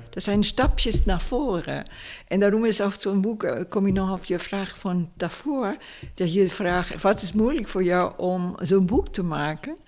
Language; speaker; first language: Dutch; non-native, fluent; Spanish